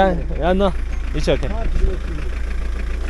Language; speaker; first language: English; non-native, learner; Korean